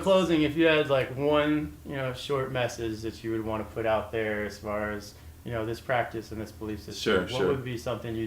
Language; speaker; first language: English; native; English